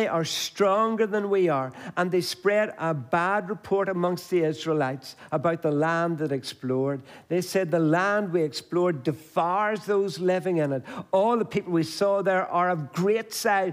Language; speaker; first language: English; native; English